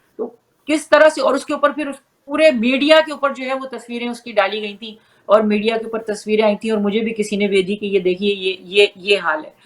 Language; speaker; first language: Urdu; native; Urdu